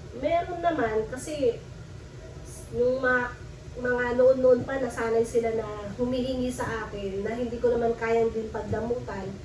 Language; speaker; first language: Filipino; native; Filipino